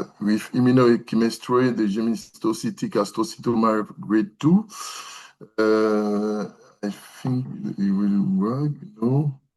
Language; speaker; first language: English; non-native, learner; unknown